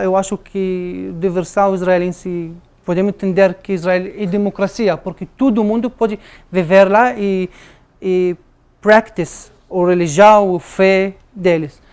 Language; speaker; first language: Portuguese; non-native, fluent; Arabic